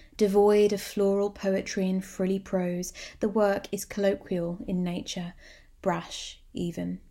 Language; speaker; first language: English; native; English